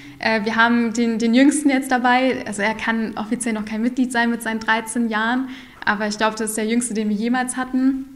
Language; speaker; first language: German; early bilingual, other home language; Urdu